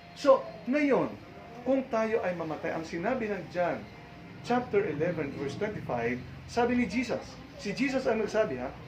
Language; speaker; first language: Filipino; non-native, local second language; Cebuano